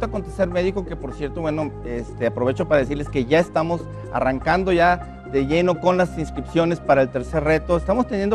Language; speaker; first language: Spanish; native; Spanish